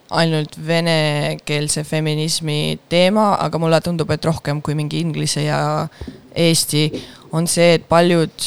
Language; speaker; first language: Estonian; non-native, local second language; Russian